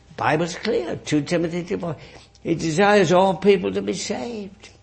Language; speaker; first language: English; native; English